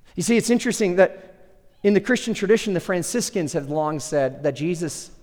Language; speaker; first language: English; early bilingual, other home language; Spanish